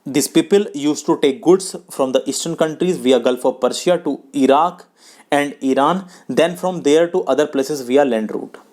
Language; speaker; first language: English; non-native, local second language; Hindi